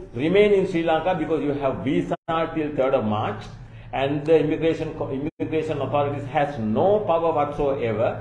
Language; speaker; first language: English; non-native, local second language; Sinhala